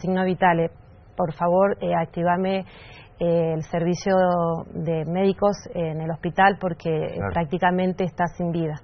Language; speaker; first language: Spanish; native; Spanish